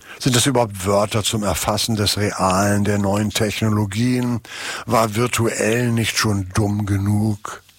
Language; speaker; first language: German; native; German